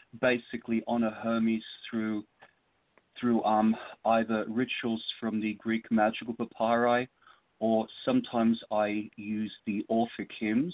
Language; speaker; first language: English; native; English